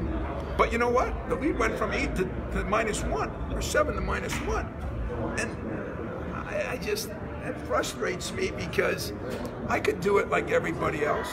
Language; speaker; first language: English; native; English